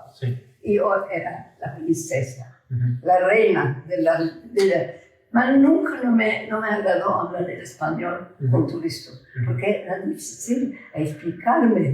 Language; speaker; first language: Spanish; early bilingual, heritage; Ladino